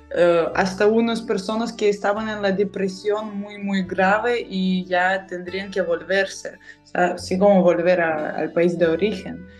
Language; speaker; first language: Spanish; non-native, fluent; Russian